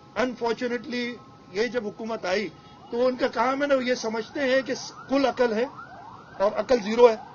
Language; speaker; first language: Urdu; non-native, local second language; Sindhi